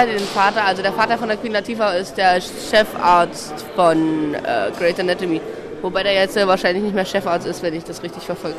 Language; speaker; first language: German; native; German